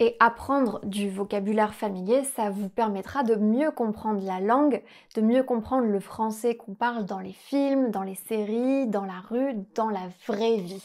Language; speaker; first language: French; native; French